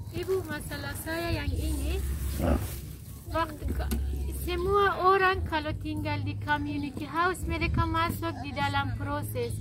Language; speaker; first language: Indonesian; non-native, learner; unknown